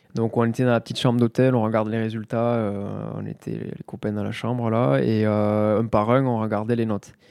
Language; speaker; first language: French; native; French